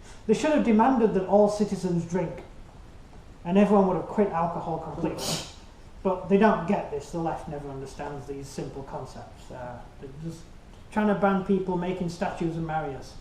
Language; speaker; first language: English; native; English